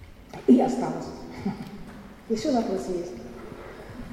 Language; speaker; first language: Russian; non-native, fluent; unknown